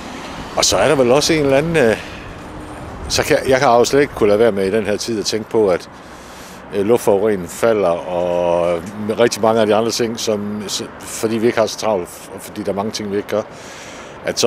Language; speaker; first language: Danish; native; Danish